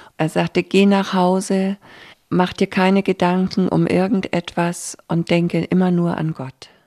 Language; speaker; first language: German; native; German